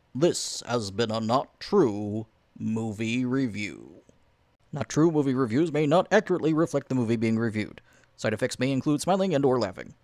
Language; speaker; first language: English; native; English